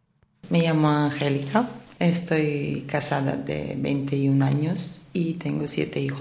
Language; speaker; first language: Spanish; non-native, fluent; Italian